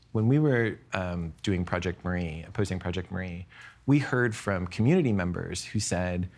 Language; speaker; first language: English; native; English